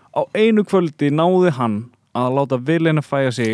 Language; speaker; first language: Icelandic; native; Icelandic